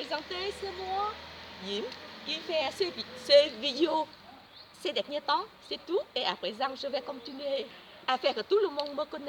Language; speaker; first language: French; non-native, learner; Vietnamese